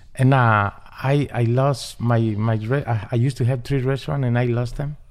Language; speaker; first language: English; non-native, learner; Spanish